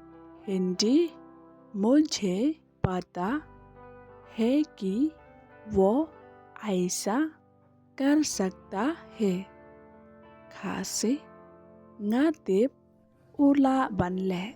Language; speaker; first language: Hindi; non-native, local second language; Khasi